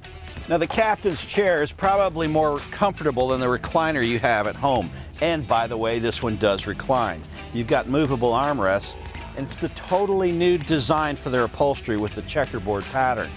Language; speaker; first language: English; native; English